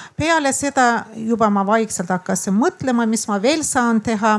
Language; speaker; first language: Estonian; non-native, fluent; Azerbaijani